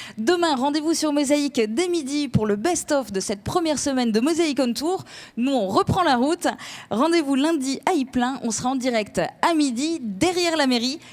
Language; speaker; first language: French; native; French